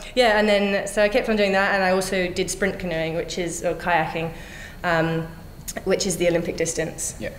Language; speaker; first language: English; native; English